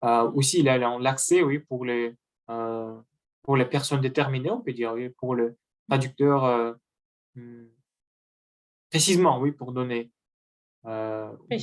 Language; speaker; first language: French; non-native, learner; Russian